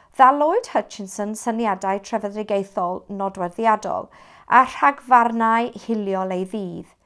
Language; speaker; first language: Welsh; non-native, local second language; English